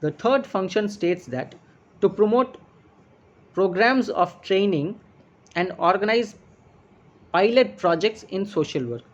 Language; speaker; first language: English; non-native, local second language; Tamil